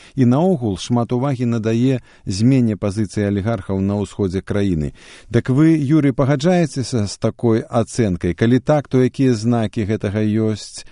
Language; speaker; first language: Belarusian; native; Belarusian